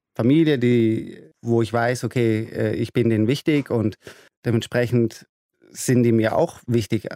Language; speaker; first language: German; native; German